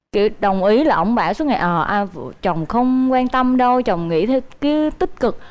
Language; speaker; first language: Vietnamese; native; Vietnamese